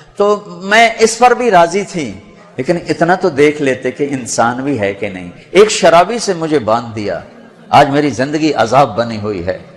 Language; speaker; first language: Urdu; non-native, local second language; Punjabi